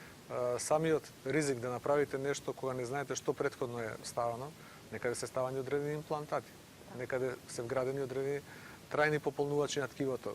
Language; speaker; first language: Macedonian; native; Macedonian